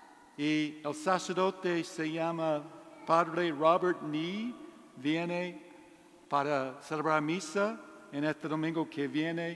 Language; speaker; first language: Spanish; non-native, learner; English